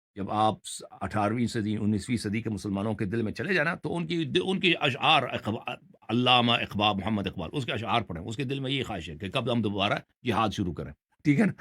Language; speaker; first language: Urdu; non-native, fluent; Persian